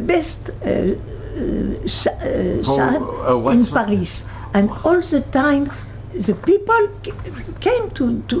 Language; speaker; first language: English; non-native, learner; French